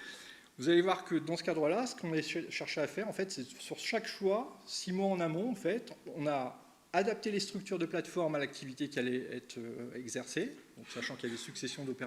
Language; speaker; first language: French; native; French